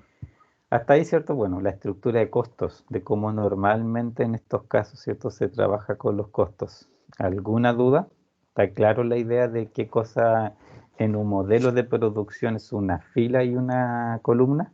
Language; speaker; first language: Spanish; native; Spanish